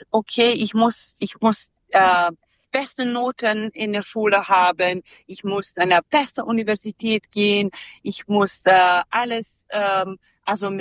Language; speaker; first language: German; non-native, fluent; Serbian